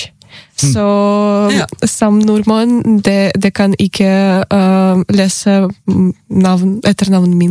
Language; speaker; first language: Norwegian; non-native, learner; Ukrainian